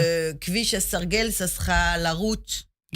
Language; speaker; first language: French; non-native, fluent; Hebrew